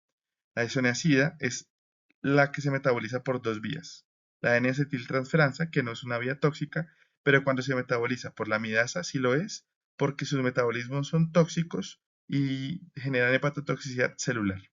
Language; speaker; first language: Spanish; native; Spanish